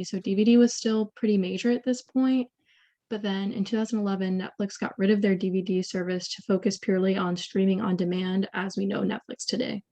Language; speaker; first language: English; native; English